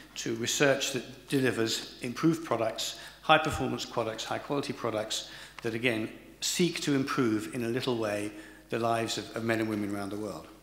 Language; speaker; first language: English; native; English